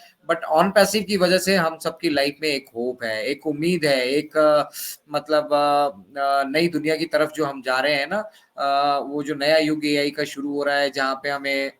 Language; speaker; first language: Hindi; native; Hindi